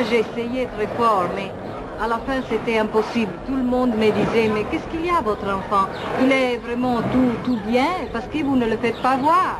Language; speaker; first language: French; non-native, fluent; Italian